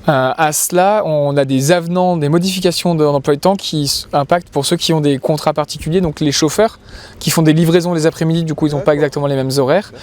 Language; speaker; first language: French; native; French